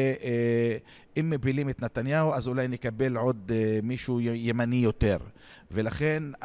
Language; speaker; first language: Hebrew; non-native, local second language; Arabic